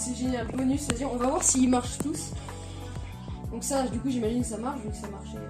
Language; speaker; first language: French; native; French